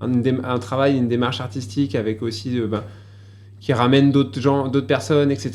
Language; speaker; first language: French; native; French